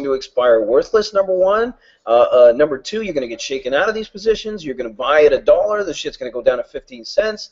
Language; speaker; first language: English; native; English